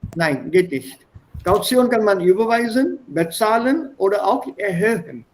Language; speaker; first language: German; non-native, fluent; Hindi